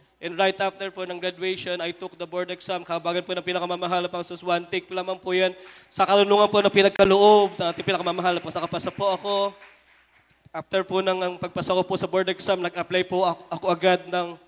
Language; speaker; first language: Filipino; native; Filipino